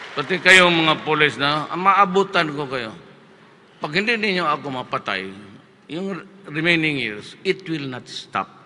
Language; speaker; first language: Filipino; non-native, local second language; Cebuano